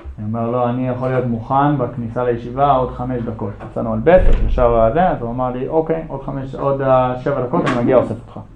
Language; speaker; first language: Hebrew; early bilingual, other home language; English